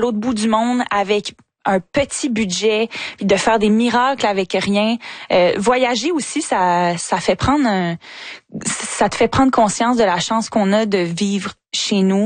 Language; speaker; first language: French; native; French